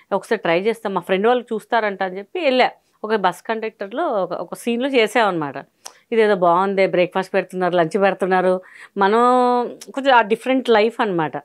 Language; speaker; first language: Telugu; non-native, local second language; Hindi